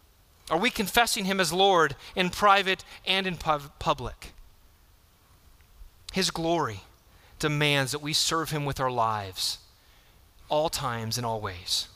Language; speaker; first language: English; native; English